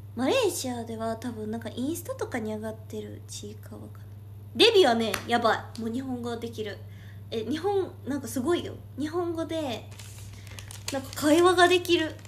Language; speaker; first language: Japanese; native; Japanese